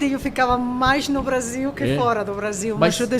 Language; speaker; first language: Portuguese; non-native, fluent; Italian